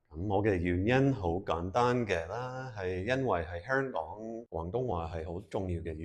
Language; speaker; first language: Cantonese; non-native, fluent; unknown